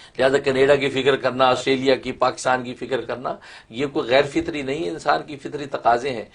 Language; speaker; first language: Urdu; native; Urdu